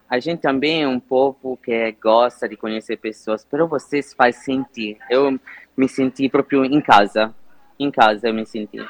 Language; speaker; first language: Portuguese; non-native, fluent; Italian